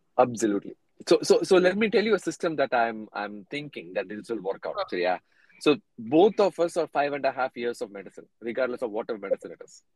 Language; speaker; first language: English; non-native, local second language; Tamil